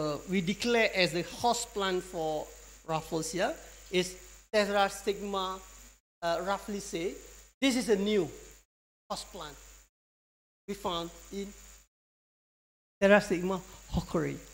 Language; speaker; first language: English; non-native, local second language; Malay